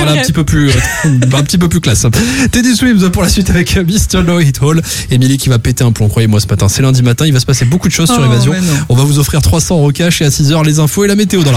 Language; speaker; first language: French; native; French